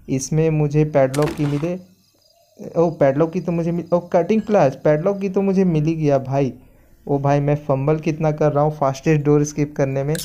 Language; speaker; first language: Hindi; native; Hindi